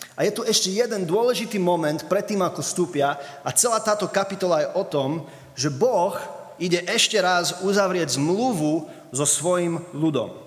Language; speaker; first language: Slovak; early bilingual, other home language; English